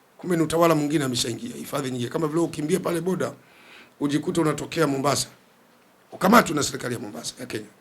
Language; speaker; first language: Swahili; native; Swahili